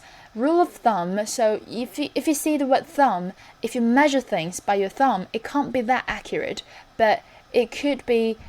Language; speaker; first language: English; non-native, fluent; Chinese